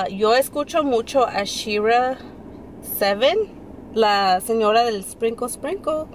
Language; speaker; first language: Spanish; early bilingual, heritage; Spanish